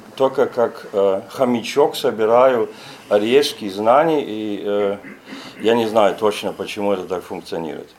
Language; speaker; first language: Russian; non-native, fluent; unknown